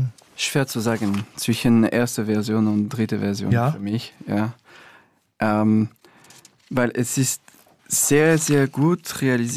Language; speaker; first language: German; non-native, fluent; French